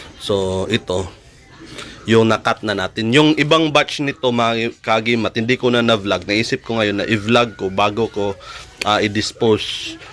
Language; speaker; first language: Filipino; non-native, local second language; Cebuano